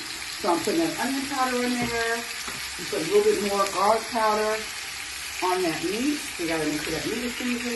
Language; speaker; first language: English; native; English